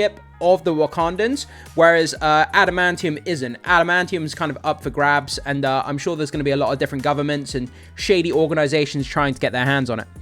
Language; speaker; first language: English; native; English